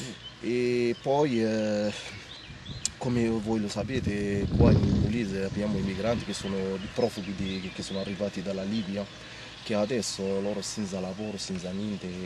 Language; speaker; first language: Italian; non-native, learner; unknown